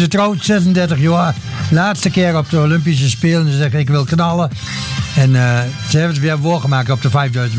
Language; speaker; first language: Dutch; native; Dutch